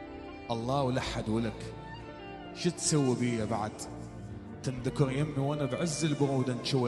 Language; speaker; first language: Arabic; native; Arabic